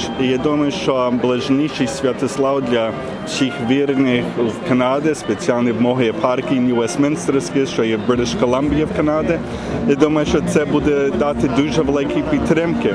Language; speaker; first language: Ukrainian; early bilingual, heritage; Ukrainian